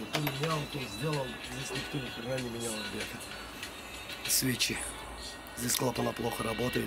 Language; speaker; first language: Russian; non-native, fluent; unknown